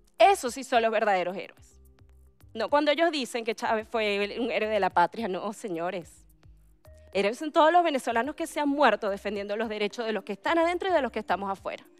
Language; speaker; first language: Spanish; native; Spanish